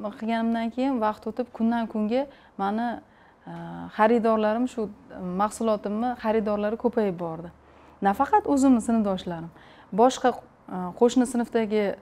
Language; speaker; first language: Uzbek; native; Uzbek